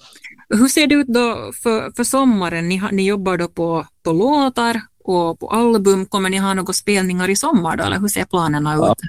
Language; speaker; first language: Swedish; native; Swedish